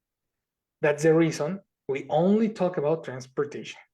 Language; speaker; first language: English; non-native, fluent; Spanish